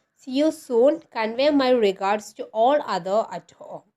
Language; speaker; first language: English; non-native, local second language; Malayalam